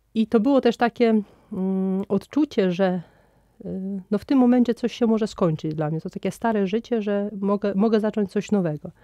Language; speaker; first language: Polish; native; Polish